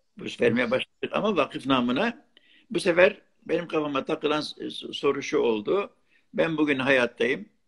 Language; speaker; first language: Turkish; non-native, local second language; Arabic